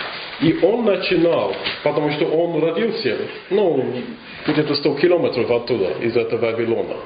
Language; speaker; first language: Russian; non-native, fluent; English